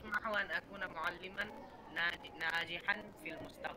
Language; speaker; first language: Arabic; non-native, learner; Bangla